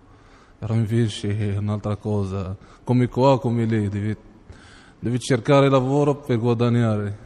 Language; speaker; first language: Italian; non-native, fluent; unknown